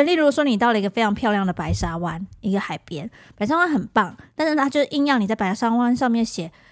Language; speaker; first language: Chinese; native; Chinese